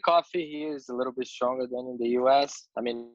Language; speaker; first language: English; non-native, fluent; Portuguese